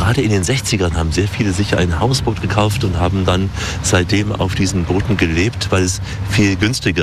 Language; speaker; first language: German; native; German